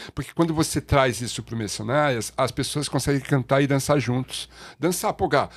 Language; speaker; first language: Portuguese; native; Portuguese